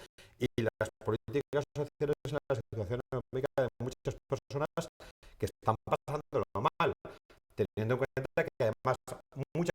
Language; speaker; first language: Spanish; native; Spanish